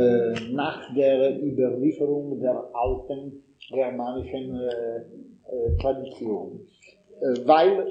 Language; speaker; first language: German; non-native, learner; Italian